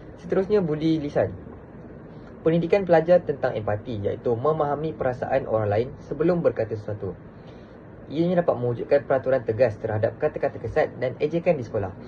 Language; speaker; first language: Malay; native; Malay